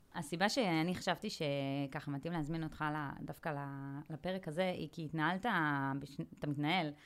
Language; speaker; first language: Hebrew; native; Hebrew